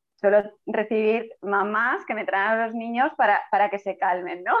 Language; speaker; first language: Spanish; native; Spanish